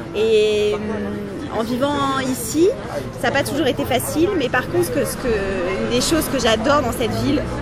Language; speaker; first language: French; non-native, local second language; German